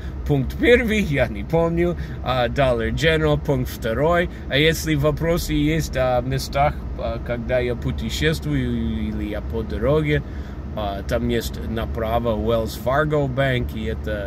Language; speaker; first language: Russian; non-native, fluent; English